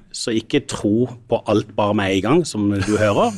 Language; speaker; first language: Norwegian; native; Norwegian